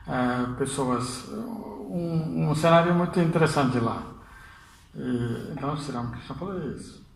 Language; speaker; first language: Portuguese; non-native, fluent; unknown